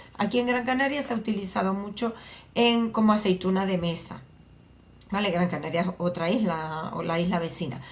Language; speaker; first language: Spanish; native; Spanish